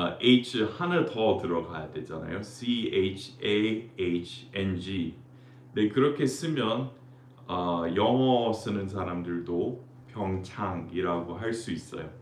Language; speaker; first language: Korean; non-native, fluent; English